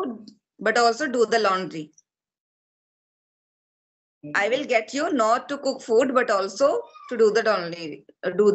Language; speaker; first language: English; non-native, fluent; Hindi